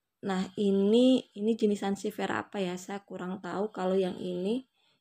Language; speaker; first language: Indonesian; native; Indonesian